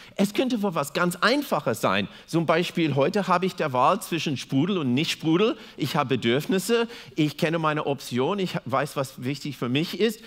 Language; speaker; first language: German; non-native, fluent; English